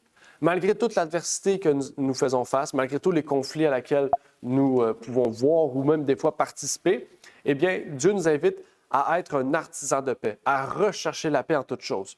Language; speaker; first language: French; native; French